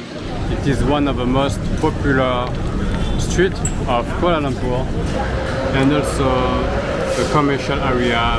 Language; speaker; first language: English; non-native, fluent; French